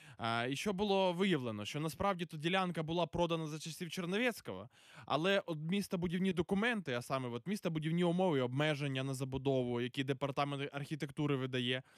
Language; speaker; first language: Ukrainian; native; Ukrainian